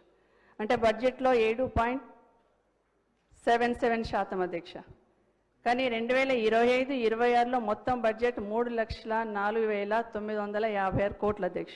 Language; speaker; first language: Telugu; native; Telugu